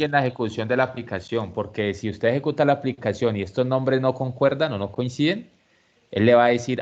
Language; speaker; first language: Spanish; native; Spanish